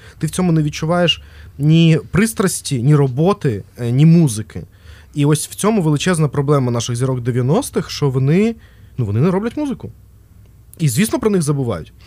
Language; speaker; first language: Ukrainian; non-native, local second language; Russian